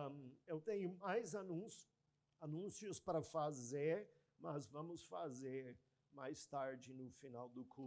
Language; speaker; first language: Portuguese; non-native, fluent; English